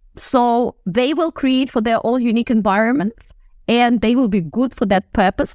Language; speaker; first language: English; non-native, fluent; Russian